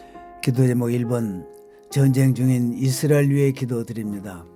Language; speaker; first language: Korean; native; Korean